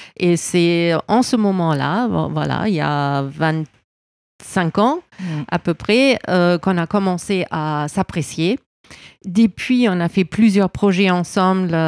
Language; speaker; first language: French; non-native, fluent; German